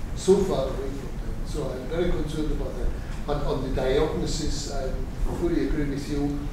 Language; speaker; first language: English; non-native, fluent; German